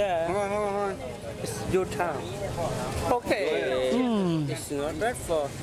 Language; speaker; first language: English; non-native, learner; Lao